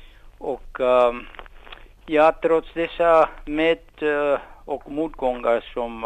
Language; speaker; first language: Swedish; non-native, fluent; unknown